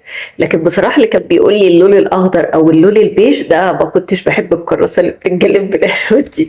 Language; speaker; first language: Arabic; native; Arabic